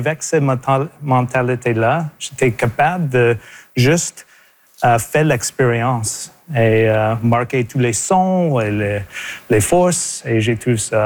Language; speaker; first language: French; non-native, local second language; English